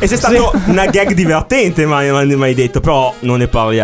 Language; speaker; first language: Italian; native; Italian